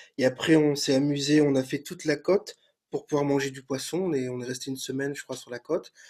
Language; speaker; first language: French; native; French